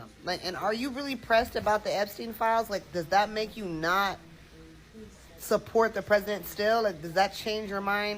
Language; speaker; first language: English; native; English